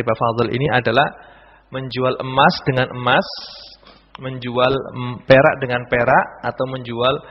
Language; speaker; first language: Indonesian; native; Indonesian